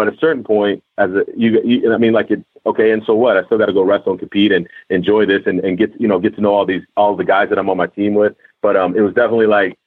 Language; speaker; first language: English; native; English